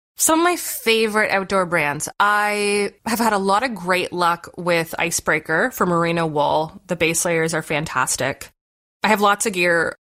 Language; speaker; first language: English; native; English